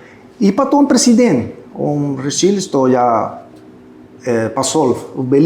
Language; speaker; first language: Russian; non-native, learner; Spanish